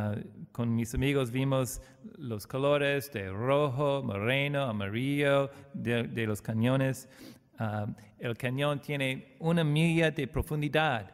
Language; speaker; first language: Spanish; non-native, learner; English